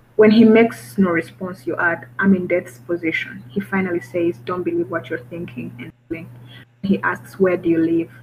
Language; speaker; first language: English; non-native, local second language; Kinyarwanda